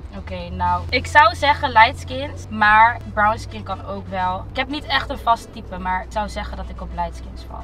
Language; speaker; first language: Dutch; early bilingual, other home language; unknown